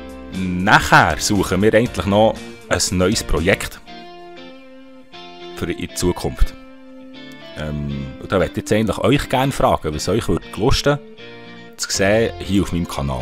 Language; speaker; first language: German; native; German